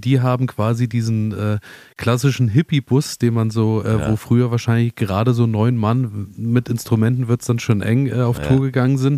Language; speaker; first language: German; native; German